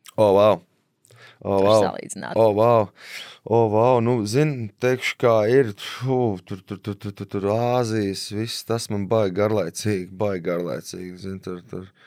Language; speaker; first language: Latvian; native; Latvian